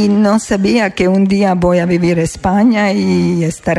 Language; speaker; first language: Spanish; non-native, learner; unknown